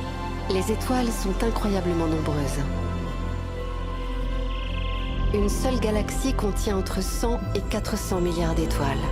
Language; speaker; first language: French; native; French